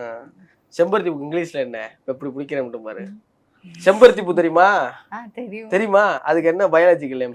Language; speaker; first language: Tamil; native; Tamil